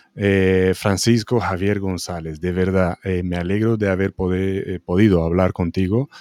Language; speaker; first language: Spanish; non-native, fluent; Romanian